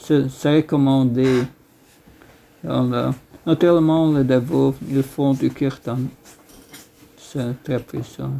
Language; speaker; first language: French; non-native, fluent; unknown